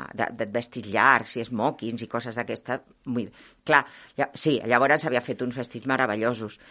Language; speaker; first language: Catalan; non-native, local second language; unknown